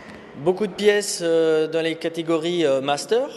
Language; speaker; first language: French; native; French